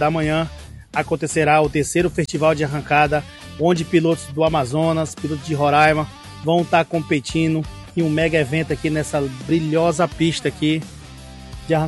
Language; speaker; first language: Portuguese; native; Portuguese